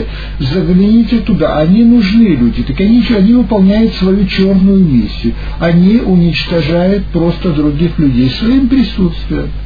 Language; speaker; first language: Russian; native; Russian